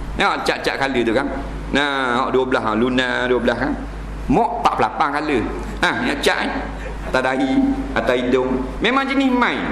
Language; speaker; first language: Malay; native; Malay